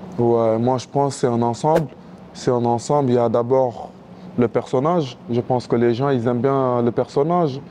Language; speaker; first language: French; non-native, local second language; Wolof